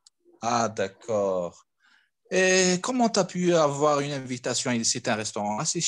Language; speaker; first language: French; non-native, fluent; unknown